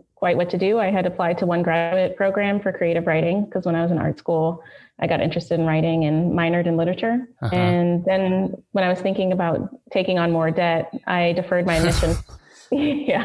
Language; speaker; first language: English; native; English